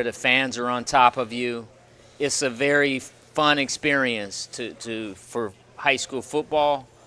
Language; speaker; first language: English; native; English